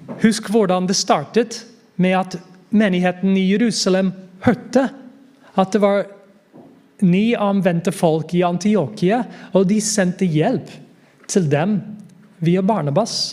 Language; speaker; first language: Norwegian; non-native, fluent; English